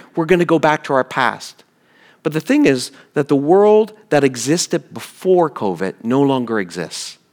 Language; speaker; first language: English; native; English